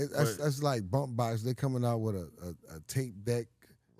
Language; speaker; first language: English; native; English